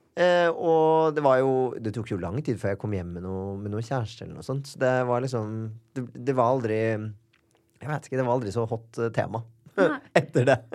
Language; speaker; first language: Norwegian; native; Norwegian